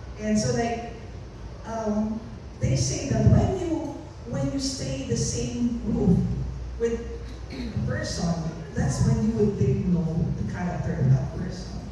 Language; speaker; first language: English; non-native, local second language; Filipino